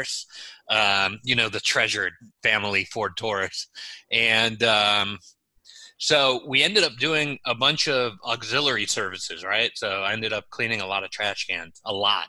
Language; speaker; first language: English; native; English